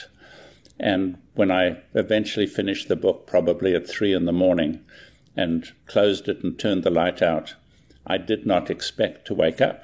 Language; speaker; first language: English; native; English